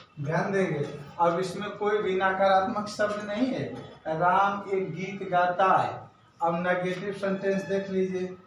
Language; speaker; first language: Hindi; native; Hindi